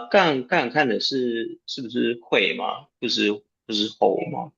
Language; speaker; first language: Chinese; non-native, fluent; English